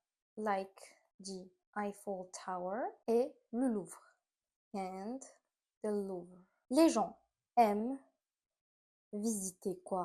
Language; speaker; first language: French; non-native, fluent; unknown